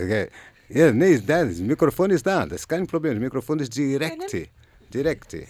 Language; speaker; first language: German; non-native, learner; Portuguese